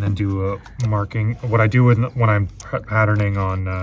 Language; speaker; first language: English; native; English